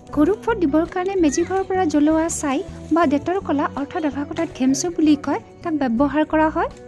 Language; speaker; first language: Assamese; non-native, local second language; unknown